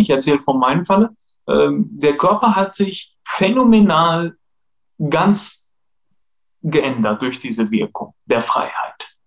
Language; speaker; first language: German; non-native, fluent; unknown